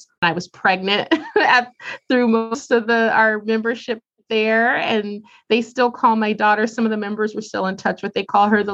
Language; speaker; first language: English; native; English